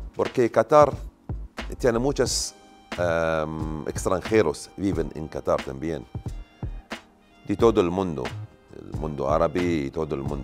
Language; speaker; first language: Spanish; non-native, learner; Arabic